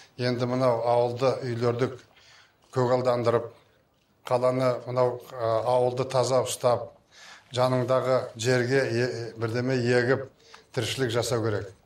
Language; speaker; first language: Kazakh; native; Kazakh